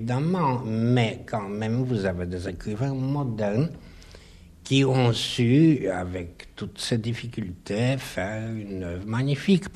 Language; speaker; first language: French; non-native, fluent; Polish